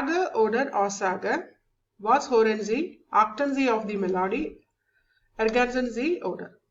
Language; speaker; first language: German; non-native, learner; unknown